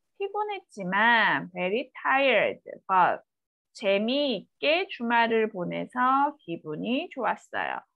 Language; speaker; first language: Korean; native; Korean